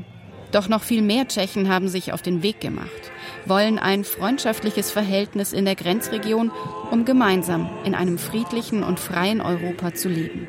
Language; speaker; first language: German; native; German